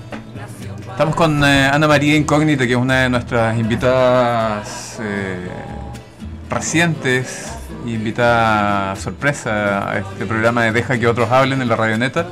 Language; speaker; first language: Spanish; native; Spanish